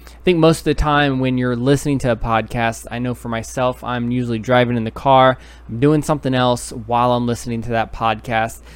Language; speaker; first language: English; native; English